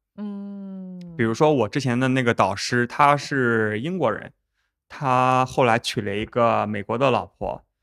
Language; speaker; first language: Chinese; native; Chinese